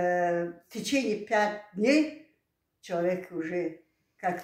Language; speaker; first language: Russian; non-native, local second language; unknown